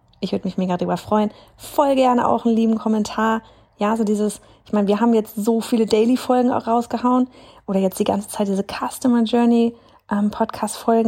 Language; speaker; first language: German; native; German